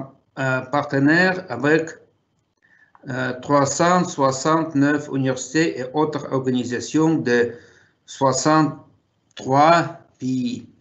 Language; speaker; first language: French; non-native, fluent; Russian